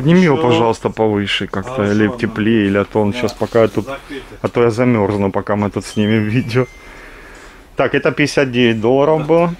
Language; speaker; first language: Russian; native; Russian